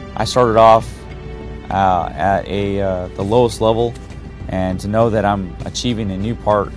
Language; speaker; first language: English; native; English